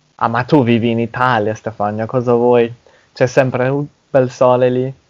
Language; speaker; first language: Italian; non-native, fluent; English